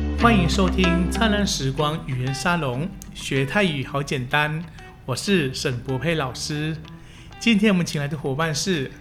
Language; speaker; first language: Chinese; early bilingual, heritage; Chinese